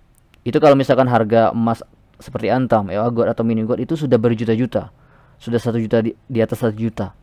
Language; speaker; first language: Indonesian; native; Indonesian